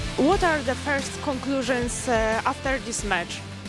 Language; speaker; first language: English; non-native, learner; Polish